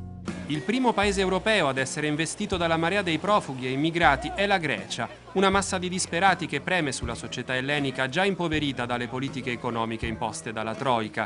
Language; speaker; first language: Italian; native; Italian